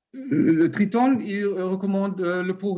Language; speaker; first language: French; non-native, learner; German